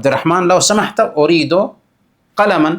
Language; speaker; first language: Arabic; non-native, fluent; Urdu